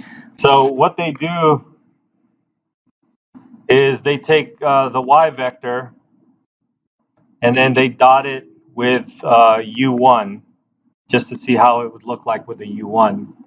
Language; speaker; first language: English; native; English